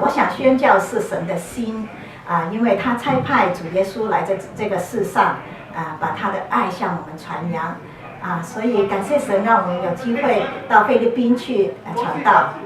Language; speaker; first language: Chinese; non-native, local second language; Cantonese